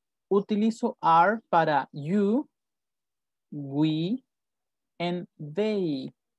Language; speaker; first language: English; non-native, fluent; Spanish